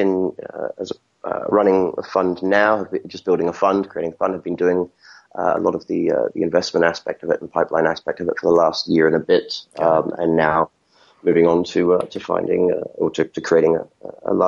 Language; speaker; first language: English; native; English